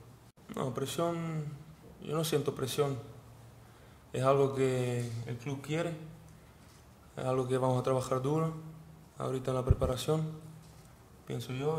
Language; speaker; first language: Spanish; early bilingual, heritage; Spanish